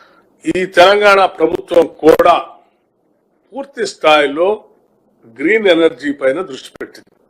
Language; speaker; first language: Telugu; native; Telugu